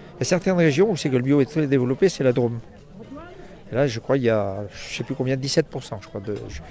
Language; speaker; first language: French; native; French